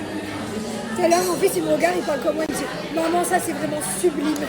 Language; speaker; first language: French; native; French